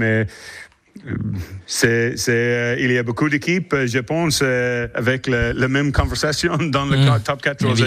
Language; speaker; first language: French; non-native, learner; English